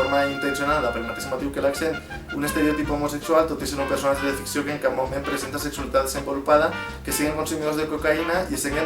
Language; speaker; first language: Catalan; native; Catalan